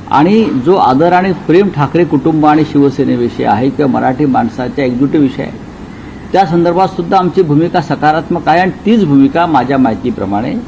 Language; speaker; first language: Marathi; native; Marathi